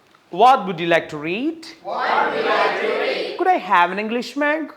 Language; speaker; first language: English; non-native, local second language; Malayalam